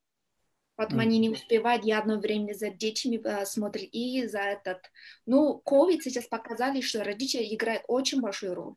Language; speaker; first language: Russian; non-native, learner; Kyrgyz